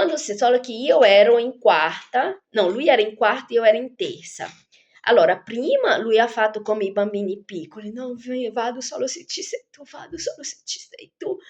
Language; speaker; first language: Italian; non-native, fluent; Portuguese